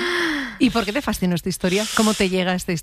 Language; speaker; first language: Spanish; native; Spanish